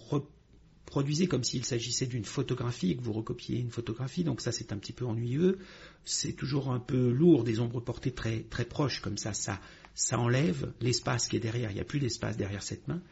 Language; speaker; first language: French; native; French